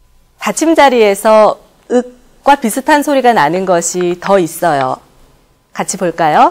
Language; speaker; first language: Korean; native; Korean